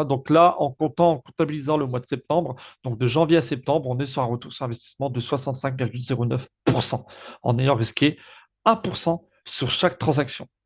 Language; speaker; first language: French; native; French